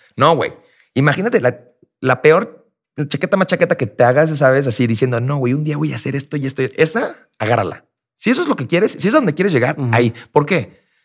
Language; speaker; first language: Spanish; native; Spanish